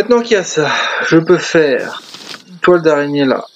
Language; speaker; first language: French; native; French